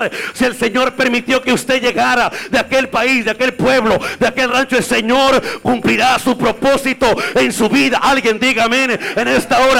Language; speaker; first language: Spanish; native; Spanish